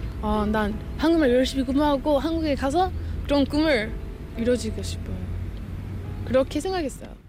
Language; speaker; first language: Korean; non-native, learner; English